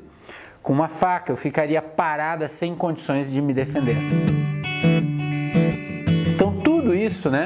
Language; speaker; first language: Portuguese; native; Portuguese